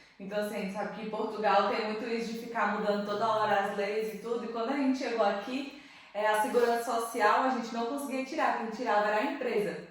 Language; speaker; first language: Portuguese; native; Portuguese